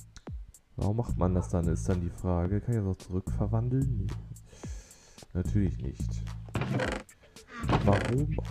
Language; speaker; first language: German; native; German